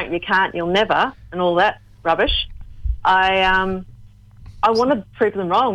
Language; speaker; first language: English; native; English